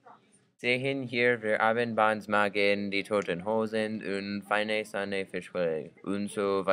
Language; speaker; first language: German; non-native, learner; English